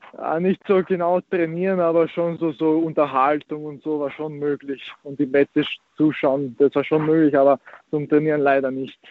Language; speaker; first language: German; early bilingual, other home language; Croatian